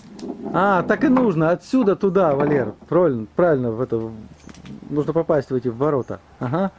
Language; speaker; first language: Russian; native; Russian